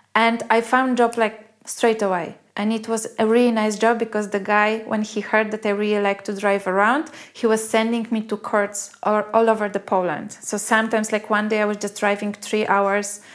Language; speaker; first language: English; non-native, fluent; Polish